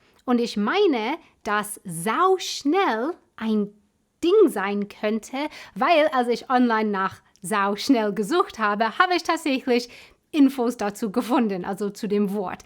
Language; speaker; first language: German; non-native, fluent; English